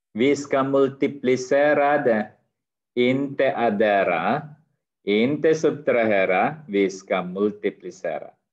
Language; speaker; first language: Swedish; non-native, fluent; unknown